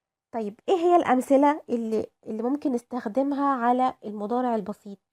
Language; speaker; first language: Arabic; native; Arabic